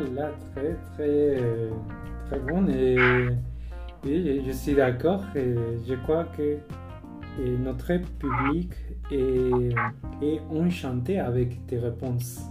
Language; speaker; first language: French; non-native, fluent; Spanish